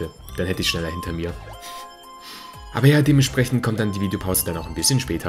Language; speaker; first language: German; native; German